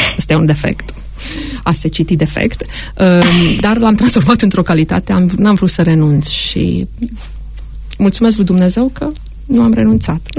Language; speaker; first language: Romanian; native; Romanian